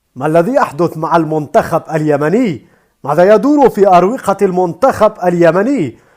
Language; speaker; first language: Arabic; native; Arabic